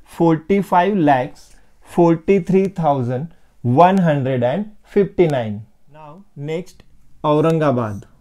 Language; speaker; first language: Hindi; non-native, local second language; Marathi